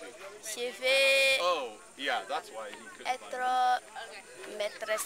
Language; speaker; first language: French; non-native, learner; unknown